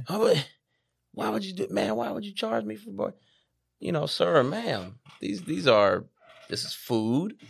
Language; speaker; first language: English; native; English